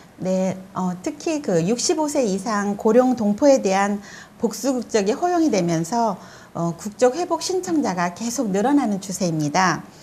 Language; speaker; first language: Korean; native; Korean